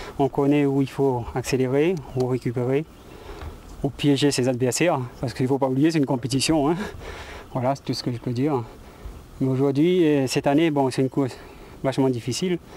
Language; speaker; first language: French; native; French